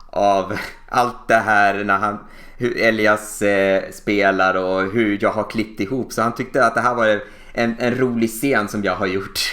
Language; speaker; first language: Swedish; native; Swedish